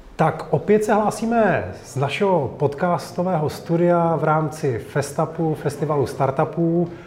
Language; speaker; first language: Czech; early bilingual, other home language; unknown